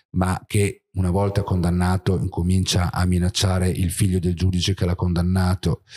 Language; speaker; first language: Italian; native; Italian